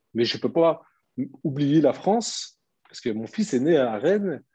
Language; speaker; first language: French; early bilingual, other home language; Turkish